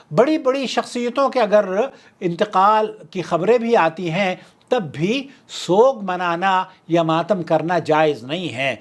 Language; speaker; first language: Urdu; native; Urdu